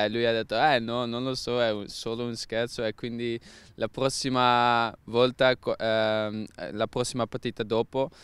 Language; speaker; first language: Italian; non-native, learner; Dutch